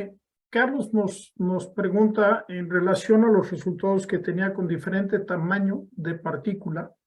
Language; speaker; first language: Spanish; native; Spanish